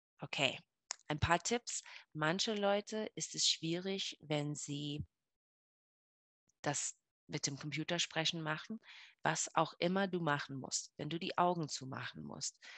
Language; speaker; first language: German; non-native, fluent; English